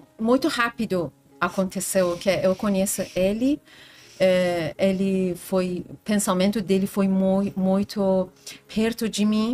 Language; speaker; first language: Portuguese; non-native, learner; Persian